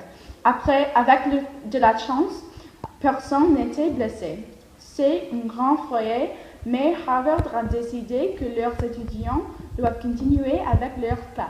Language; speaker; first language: French; non-native, learner; English